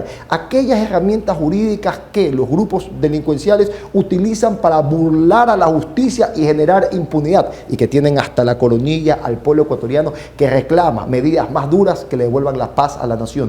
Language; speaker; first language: Spanish; native; Spanish